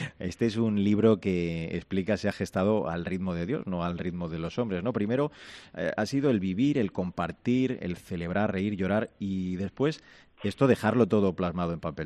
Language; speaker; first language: Spanish; native; Spanish